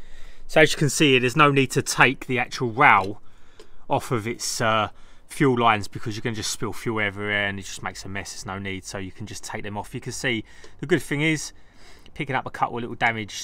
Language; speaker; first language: English; native; English